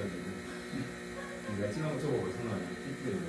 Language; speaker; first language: Korean; native; Korean